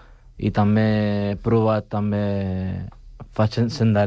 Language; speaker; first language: Catalan; non-native, local second language; Spanish